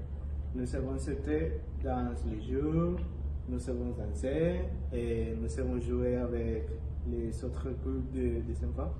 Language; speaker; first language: French; non-native, learner; Spanish